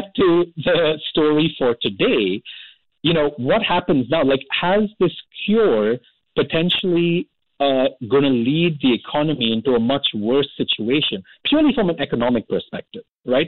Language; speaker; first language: English; non-native, local second language; Hindi